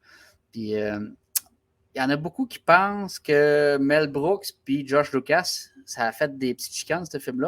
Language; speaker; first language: French; native; French